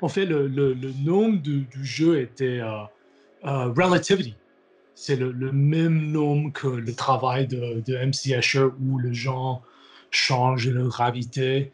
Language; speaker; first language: French; non-native, learner; English